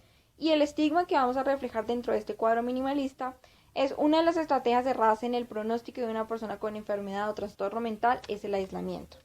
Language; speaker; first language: Spanish; native; Spanish